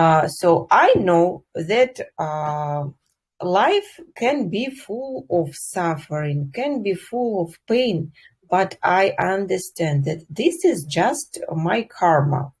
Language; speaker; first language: English; non-native, fluent; Russian